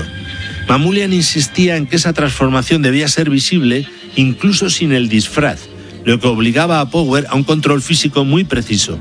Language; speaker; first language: Spanish; native; Spanish